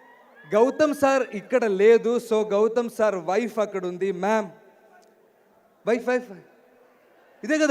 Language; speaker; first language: Telugu; non-native, learner; Malayalam